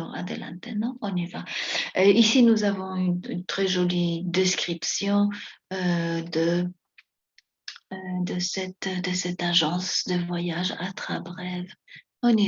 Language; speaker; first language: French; non-native, fluent; Spanish